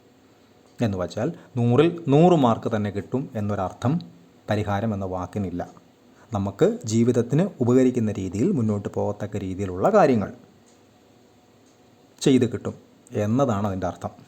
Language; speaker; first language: Malayalam; native; Malayalam